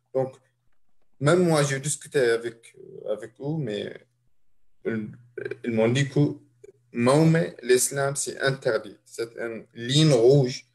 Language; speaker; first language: French; non-native, fluent; Arabic